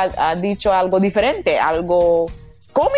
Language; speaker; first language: Spanish; non-native, learner; English